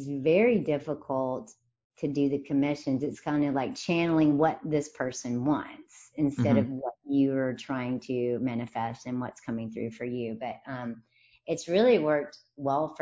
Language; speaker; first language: English; native; English